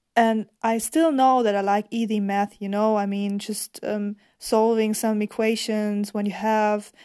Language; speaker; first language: English; non-native, fluent; German